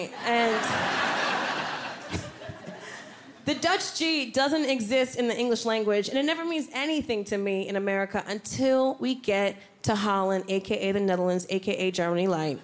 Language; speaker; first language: English; native; English